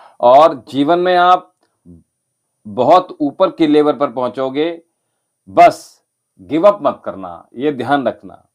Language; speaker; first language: Hindi; native; Hindi